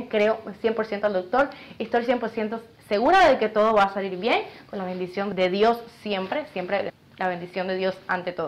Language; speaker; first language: Spanish; native; Spanish